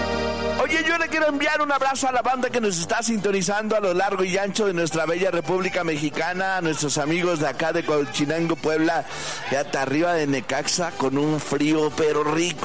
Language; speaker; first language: Spanish; native; Spanish